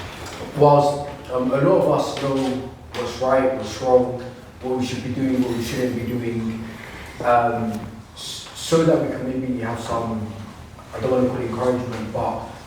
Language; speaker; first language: English; native; English